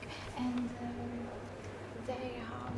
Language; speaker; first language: English; non-native, learner; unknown